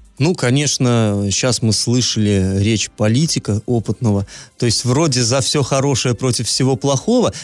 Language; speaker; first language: Russian; native; Russian